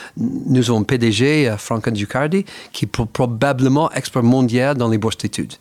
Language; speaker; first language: French; non-native, fluent; English